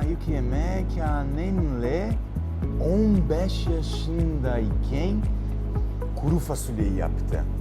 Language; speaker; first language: Turkish; non-native, learner; Portuguese